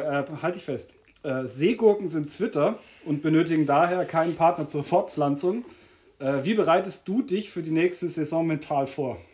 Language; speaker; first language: German; native; German